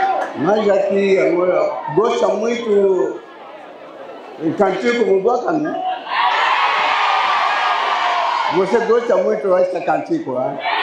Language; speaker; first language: Portuguese; non-native, learner; Lingala